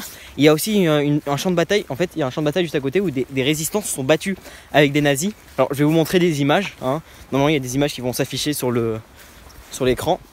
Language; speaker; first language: French; native; French